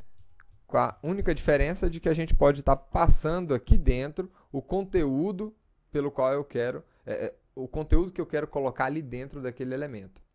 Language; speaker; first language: Portuguese; native; Portuguese